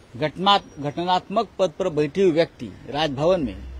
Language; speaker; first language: Hindi; non-native, local second language; Marathi